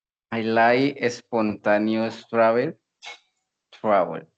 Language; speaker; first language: English; non-native, learner; Spanish